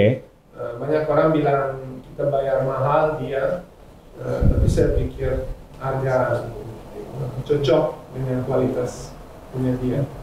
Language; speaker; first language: Indonesian; non-native, fluent; Italian